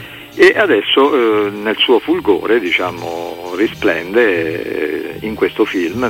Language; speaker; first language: Italian; native; Italian